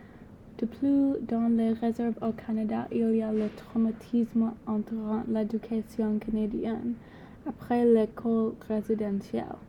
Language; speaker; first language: French; non-native, learner; English